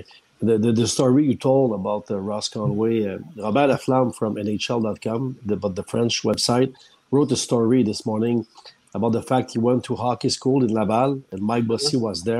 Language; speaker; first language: English; non-native, fluent; French